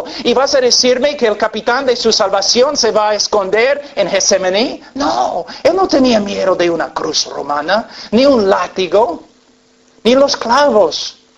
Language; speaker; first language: Spanish; non-native, fluent; English